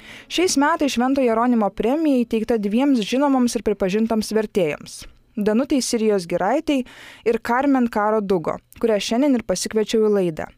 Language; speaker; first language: Lithuanian; native; Lithuanian